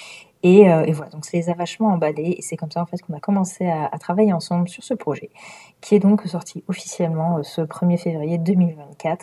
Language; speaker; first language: French; native; French